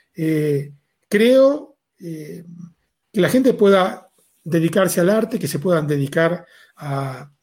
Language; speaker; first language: Spanish; native; Spanish